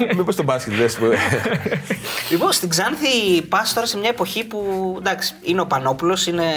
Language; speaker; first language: Greek; native; Greek